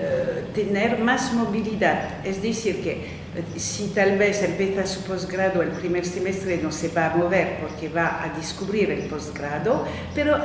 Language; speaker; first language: Spanish; non-native, fluent; French